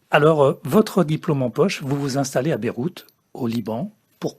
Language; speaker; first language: French; native; French